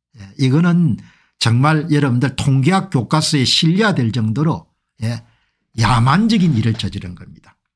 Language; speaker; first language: Korean; native; Korean